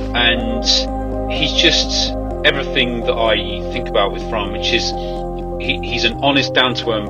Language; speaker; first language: English; native; English